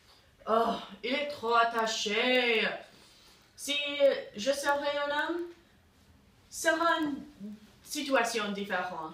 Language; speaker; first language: French; non-native, learner; English